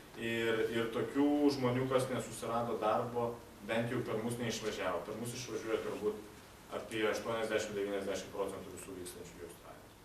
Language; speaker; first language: Lithuanian; native; Lithuanian